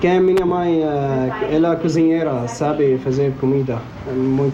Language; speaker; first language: Portuguese; non-native, learner; Arabic